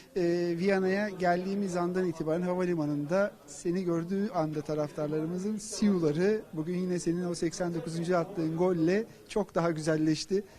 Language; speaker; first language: Turkish; native; Turkish